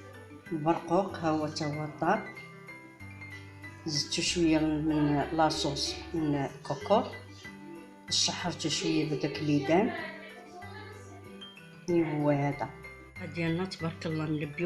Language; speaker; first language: Arabic; native; Arabic